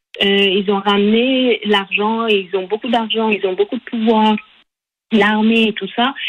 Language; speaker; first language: French; non-native, local second language; Persian